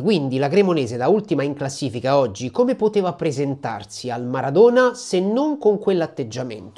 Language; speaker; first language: Italian; native; Italian